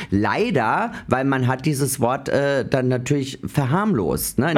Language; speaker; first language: German; native; German